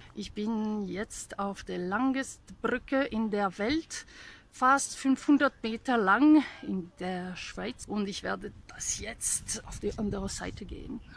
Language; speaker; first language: German; non-native, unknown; Hungarian